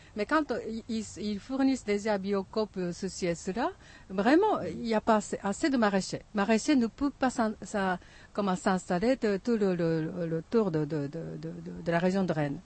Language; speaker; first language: French; non-native, fluent; Japanese